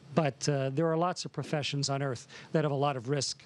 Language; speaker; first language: English; native; English